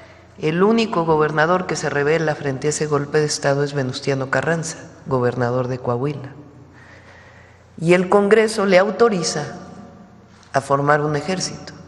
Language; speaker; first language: Spanish; native; Spanish